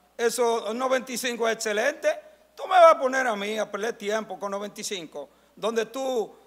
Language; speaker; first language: Spanish; native; Spanish